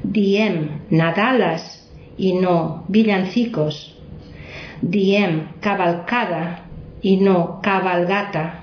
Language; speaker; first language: Catalan; native; Catalan